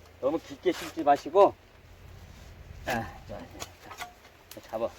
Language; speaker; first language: Korean; native; Korean